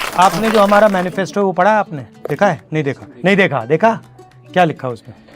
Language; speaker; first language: Hindi; native; Hindi